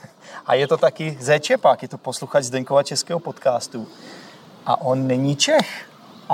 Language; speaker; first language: Czech; native; Czech